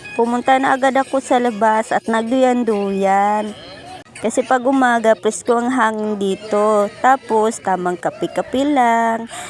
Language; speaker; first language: Filipino; non-native, local second language; Cebuano